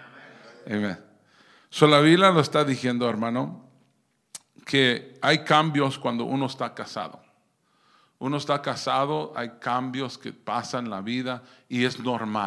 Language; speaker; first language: Spanish; early bilingual, heritage; Spanish